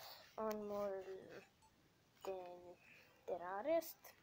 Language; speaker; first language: Finnish; non-native, learner; Estonian